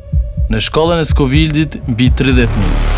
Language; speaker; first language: Albanian; native; Albanian